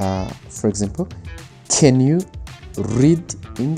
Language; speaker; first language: English; non-native, local second language; Kinyarwanda